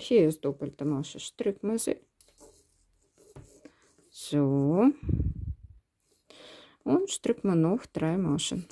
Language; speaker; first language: German; non-native, fluent; Russian